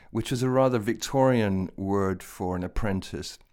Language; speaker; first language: English; native; English